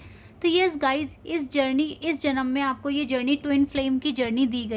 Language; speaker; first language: Hindi; native; Hindi